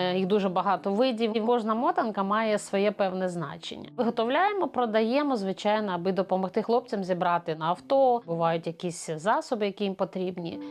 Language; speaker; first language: Ukrainian; native; Ukrainian